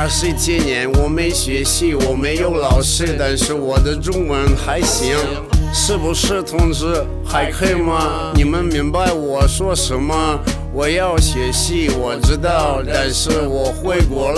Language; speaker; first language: Chinese; non-native, learner; Russian